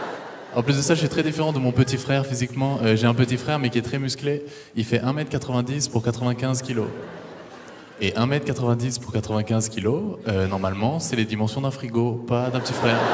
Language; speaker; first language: French; native; French